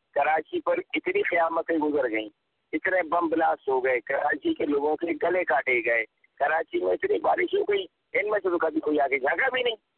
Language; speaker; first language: Urdu; non-native, local second language; Punjabi